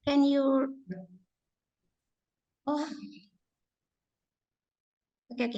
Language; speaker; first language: English; non-native, fluent; Indonesian